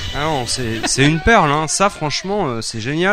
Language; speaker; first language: French; native; French